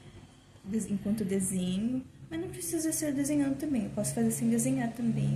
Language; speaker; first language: Portuguese; native; Portuguese